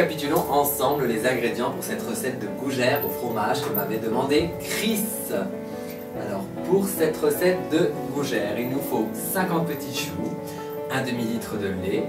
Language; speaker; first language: French; native; French